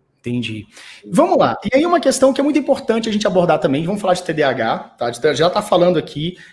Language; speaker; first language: Portuguese; native; Portuguese